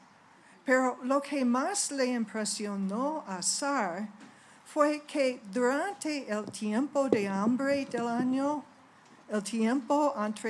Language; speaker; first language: Spanish; non-native, fluent; English